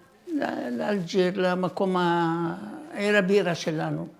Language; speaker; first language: Hebrew; non-native, fluent; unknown